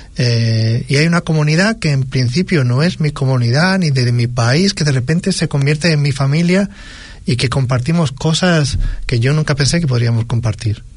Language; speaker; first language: Spanish; native; Spanish